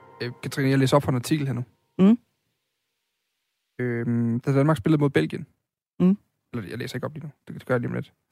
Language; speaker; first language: Danish; native; Danish